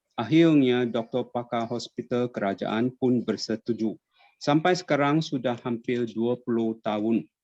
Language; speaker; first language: Malay; non-native, local second language; Min Nan Chinese